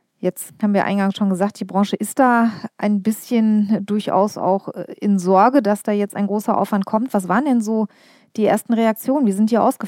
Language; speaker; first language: German; native; German